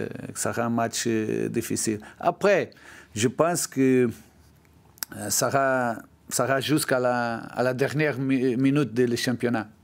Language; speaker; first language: French; non-native, learner; Portuguese